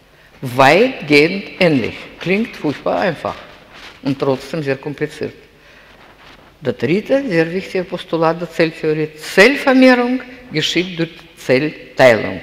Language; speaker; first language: German; non-native, fluent; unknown